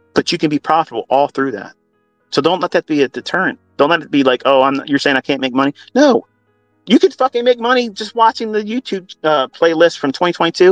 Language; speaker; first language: English; native; English